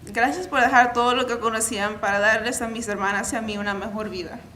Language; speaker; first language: Spanish; early bilingual, heritage; Spanish